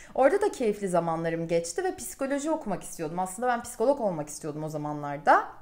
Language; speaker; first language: Turkish; native; Turkish